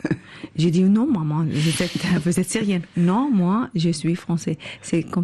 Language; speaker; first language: French; non-native, learner; Arabic